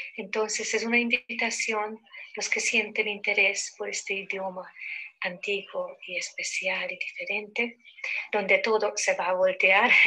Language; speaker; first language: Spanish; non-native, fluent; Hungarian